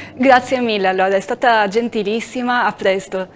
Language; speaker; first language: Italian; native; Italian